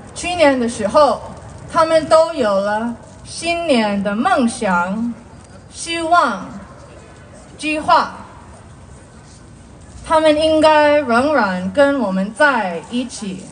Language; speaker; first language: Chinese; non-native, learner; Korean